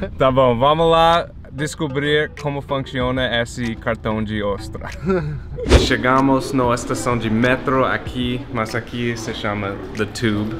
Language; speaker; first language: Portuguese; non-native, fluent; English